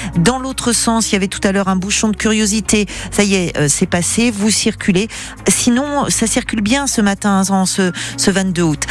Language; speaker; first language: French; native; French